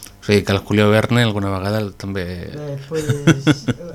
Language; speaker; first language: Catalan; native; Catalan